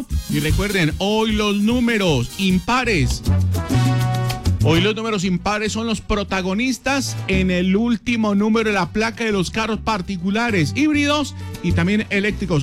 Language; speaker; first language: Spanish; native; Spanish